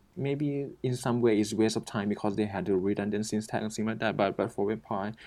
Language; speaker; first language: English; non-native, learner; Thai